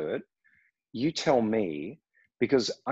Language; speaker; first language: English; native; English